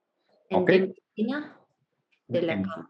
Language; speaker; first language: Spanish; non-native, learner; Russian